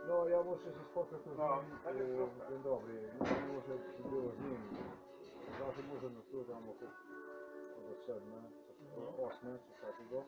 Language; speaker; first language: Polish; non-native, learner; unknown